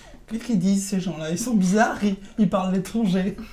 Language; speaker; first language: French; native; French